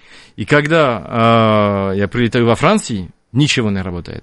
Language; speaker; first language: Russian; non-native, fluent; French